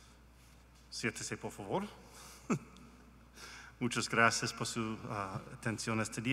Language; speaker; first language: Spanish; non-native, learner; English